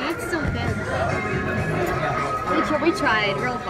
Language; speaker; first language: English; native; English